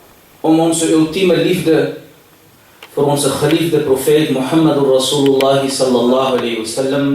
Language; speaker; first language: Dutch; early bilingual, other home language; Urdu